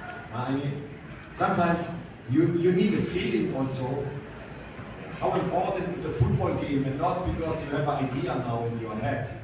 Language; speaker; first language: English; non-native, fluent; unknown